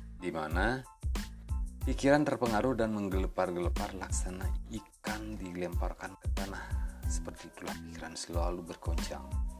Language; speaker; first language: Indonesian; native; Indonesian